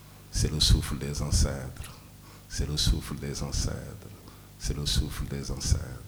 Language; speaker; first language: French; non-native, local second language; Wolof